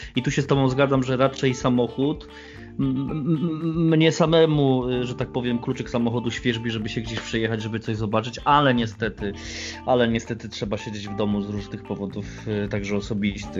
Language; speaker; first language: Polish; native; Polish